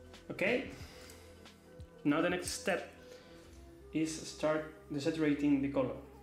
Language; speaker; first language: English; non-native, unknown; Spanish